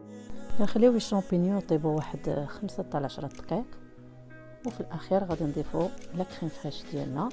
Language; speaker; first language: Arabic; native; Arabic